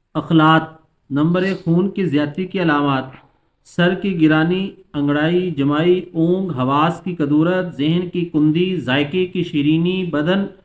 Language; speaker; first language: Hindi; non-native, local second language; Punjabi